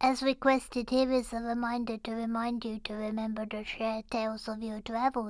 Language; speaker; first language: English; native; English